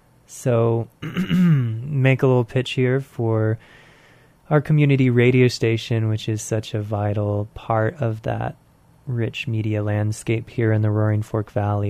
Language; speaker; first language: English; native; English